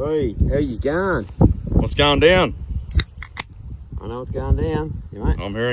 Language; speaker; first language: English; native; English